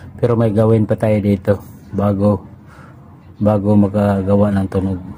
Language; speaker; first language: Filipino; non-native, local second language; Cebuano